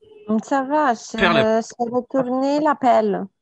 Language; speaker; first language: French; non-native, learner; Arabic